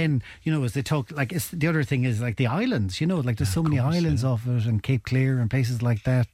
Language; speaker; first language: English; native; English